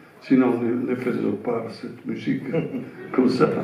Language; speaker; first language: French; non-native, fluent; Italian